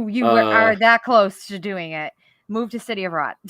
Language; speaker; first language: English; native; English